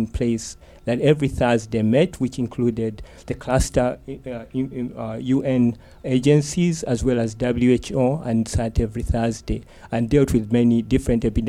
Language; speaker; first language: English; non-native, local second language; Ganda